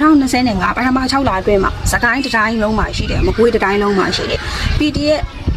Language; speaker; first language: Burmese; native; Burmese